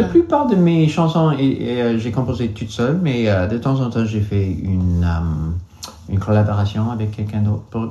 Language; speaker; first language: French; non-native, learner; English